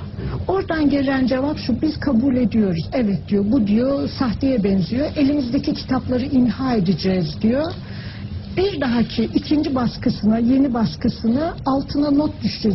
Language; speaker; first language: Turkish; native; Turkish